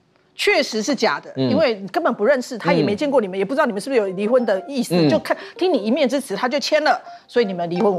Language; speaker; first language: Chinese; native; Chinese